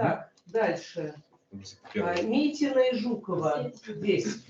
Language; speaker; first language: Russian; native; Russian